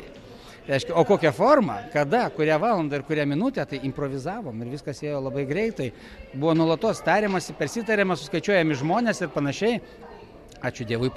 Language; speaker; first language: Lithuanian; native; Lithuanian